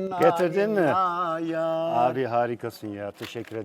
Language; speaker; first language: Turkish; non-native, fluent; Dutch